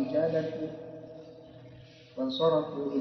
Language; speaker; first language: Arabic; non-native, learner; Swahili